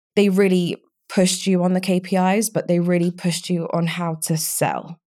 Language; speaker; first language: English; early bilingual, other home language; Romanian